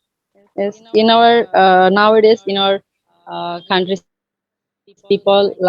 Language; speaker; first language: English; non-native, learner; Bangla